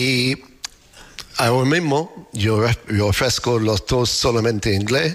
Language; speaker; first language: Spanish; non-native, learner; English